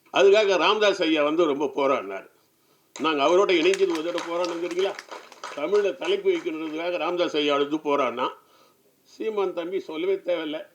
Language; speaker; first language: Tamil; native; Tamil